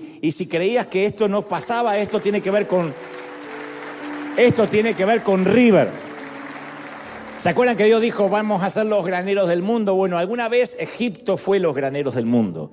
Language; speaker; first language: Spanish; native; Spanish